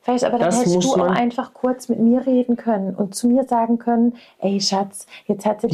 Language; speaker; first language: German; native; German